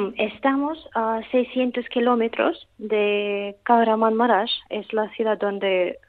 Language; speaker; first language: Spanish; non-native, fluent; Russian